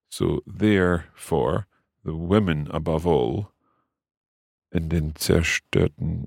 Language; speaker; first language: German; non-native, fluent; English